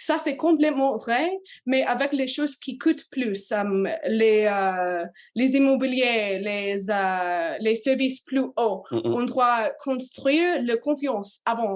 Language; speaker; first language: French; non-native, learner; English